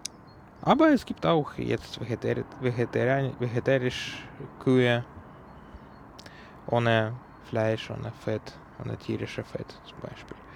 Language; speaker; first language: German; non-native, learner; Ukrainian